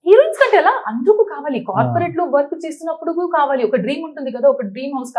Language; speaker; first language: Telugu; non-native, learner; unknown